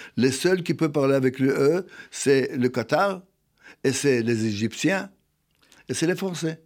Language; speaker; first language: French; non-native, fluent; Hebrew